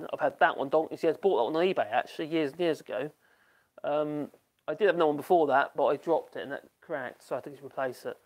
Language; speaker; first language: English; native; English